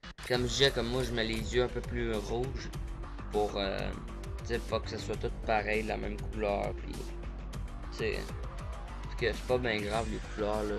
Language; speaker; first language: French; native; French